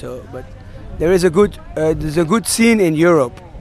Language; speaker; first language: English; non-native, fluent; German